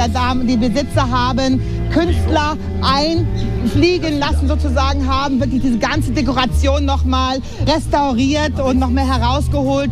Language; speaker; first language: German; native; German